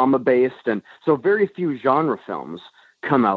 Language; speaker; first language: English; native; English